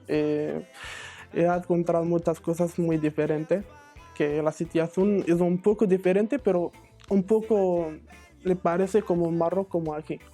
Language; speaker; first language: Spanish; non-native, learner; Arabic